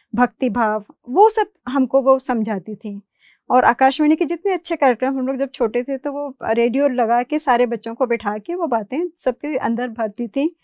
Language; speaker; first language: Hindi; native; Hindi